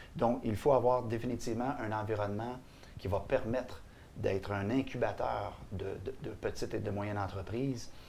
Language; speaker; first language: French; native; French